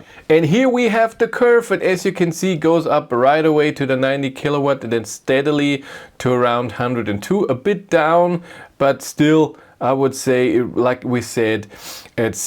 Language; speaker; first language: English; non-native, fluent; German